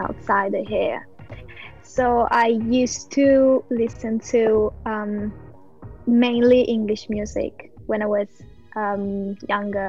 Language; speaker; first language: English; non-native, fluent; Italian